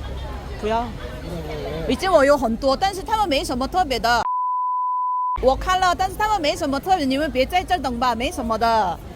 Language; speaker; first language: Chinese; non-native, fluent; Korean